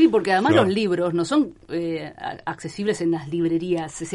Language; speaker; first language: Spanish; native; Spanish